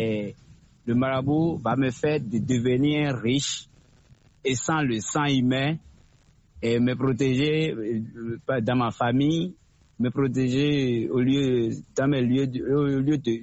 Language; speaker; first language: French; non-native, local second language; Fon